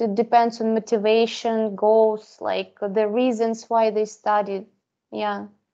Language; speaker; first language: English; non-native, fluent; Russian